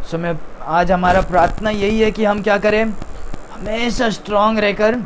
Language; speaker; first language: Hindi; non-native, local second language; Tamil